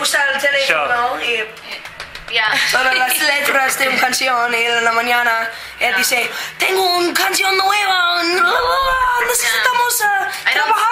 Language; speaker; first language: Spanish; non-native, learner; English